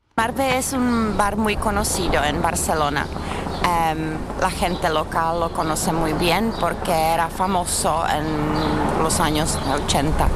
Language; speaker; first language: Spanish; non-native, learner; Czech